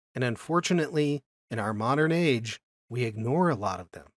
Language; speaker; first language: English; native; English